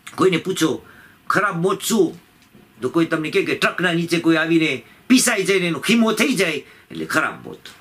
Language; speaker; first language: Gujarati; early bilingual, heritage; Gujarati